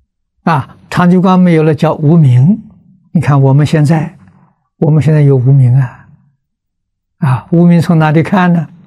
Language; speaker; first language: Chinese; native; Chinese